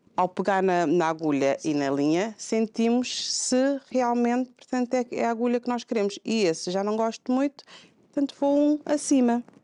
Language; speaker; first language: Portuguese; non-native, local second language; Kabuverdianu